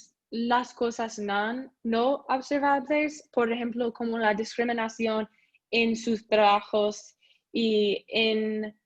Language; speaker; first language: Spanish; non-native, learner; English